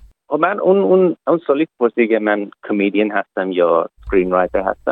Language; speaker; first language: Persian; early bilingual, heritage; Persian